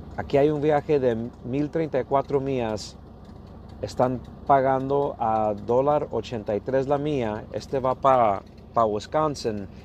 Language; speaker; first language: Spanish; early bilingual, heritage; Spanish